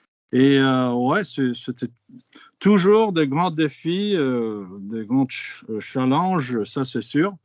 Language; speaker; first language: French; non-native, fluent; English